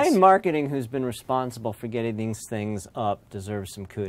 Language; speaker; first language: English; native; English